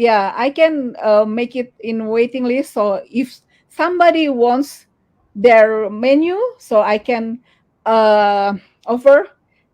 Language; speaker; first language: English; non-native, learner; Indonesian